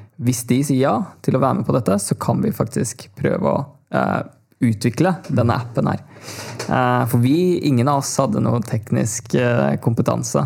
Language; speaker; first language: Norwegian; early bilingual, other home language; Tamil